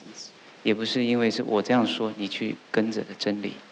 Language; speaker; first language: Chinese; native; Chinese